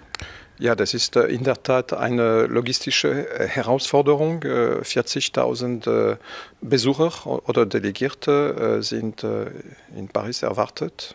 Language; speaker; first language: German; non-native, fluent; French